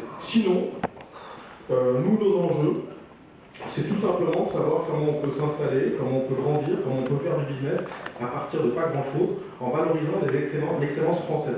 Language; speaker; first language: French; native; French